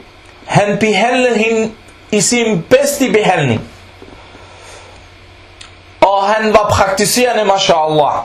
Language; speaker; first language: Danish; non-native, fluent; Arabic